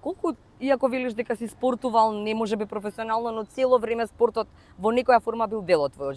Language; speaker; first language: Macedonian; native; Macedonian